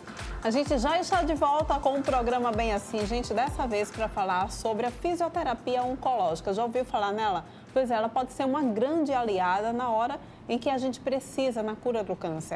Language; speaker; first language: Portuguese; native; Portuguese